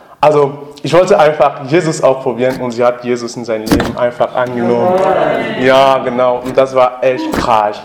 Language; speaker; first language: German; non-native, learner; French